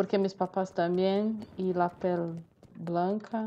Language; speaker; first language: Spanish; non-native, learner; Portuguese